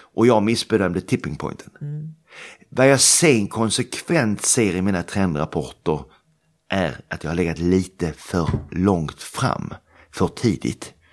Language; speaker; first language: Swedish; native; Swedish